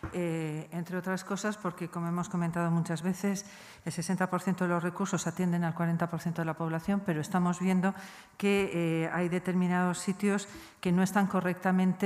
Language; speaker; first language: Spanish; native; Spanish